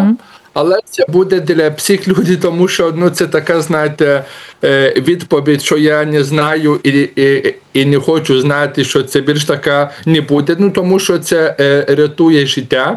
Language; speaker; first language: Ukrainian; non-native, learner; Lithuanian